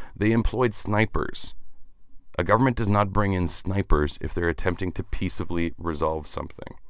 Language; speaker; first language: English; native; English